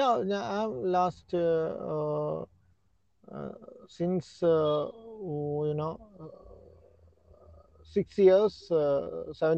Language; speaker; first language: English; non-native, learner; Malayalam